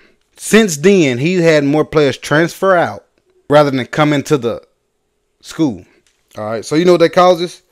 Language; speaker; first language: English; native; English